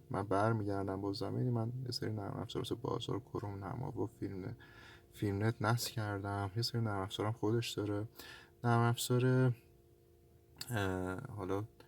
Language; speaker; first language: Persian; native; Persian